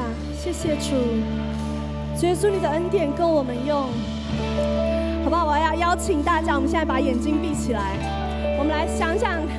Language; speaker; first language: Chinese; native; Chinese